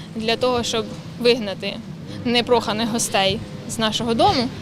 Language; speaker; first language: Ukrainian; native; Ukrainian